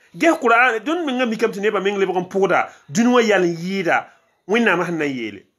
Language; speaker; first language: French; non-native, local second language; Mossi